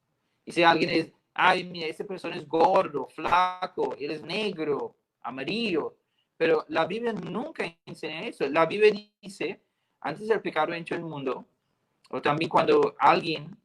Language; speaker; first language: Spanish; non-native, fluent; English